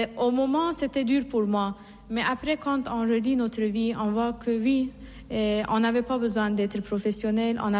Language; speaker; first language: French; non-native, fluent; Persian